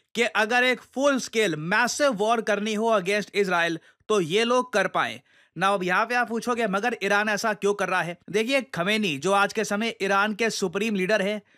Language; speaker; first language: Hindi; native; Hindi